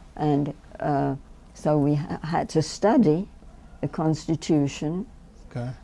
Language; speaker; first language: English; native; English